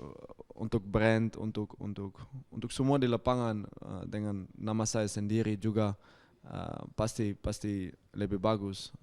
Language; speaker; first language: Indonesian; non-native, fluent; Dutch